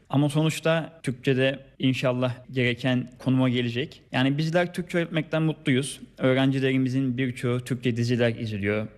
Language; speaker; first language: Turkish; native; Turkish